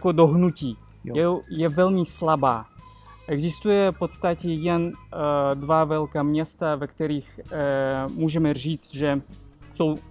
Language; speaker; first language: Czech; non-native, fluent; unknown